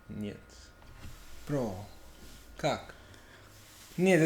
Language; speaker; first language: Russian; non-native, learner; English